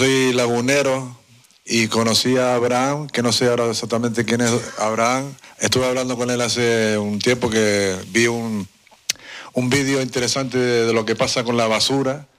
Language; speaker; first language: Spanish; native; Spanish